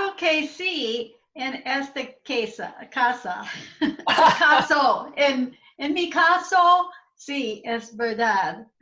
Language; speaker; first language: Spanish; non-native, learner; English